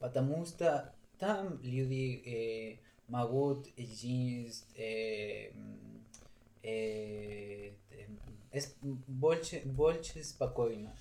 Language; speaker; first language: Russian; non-native, learner; Spanish